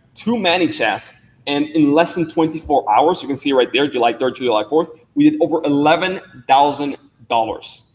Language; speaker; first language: English; non-native, fluent; Spanish